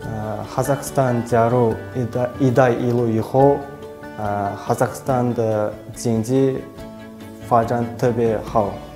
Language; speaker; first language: Chinese; non-native, learner; Kazakh